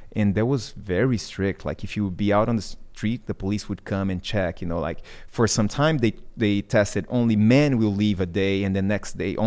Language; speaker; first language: English; non-native, fluent; Portuguese